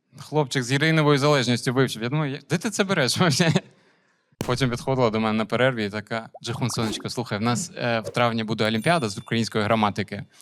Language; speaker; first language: Ukrainian; non-native, local second language; Russian